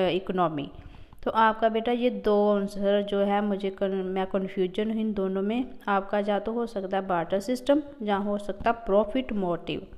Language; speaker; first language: Hindi; non-native, local second language; Punjabi